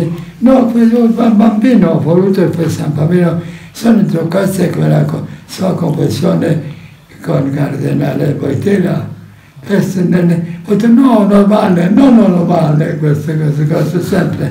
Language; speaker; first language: Italian; non-native, learner; Polish